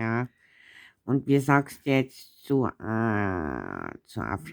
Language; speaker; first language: German; native; German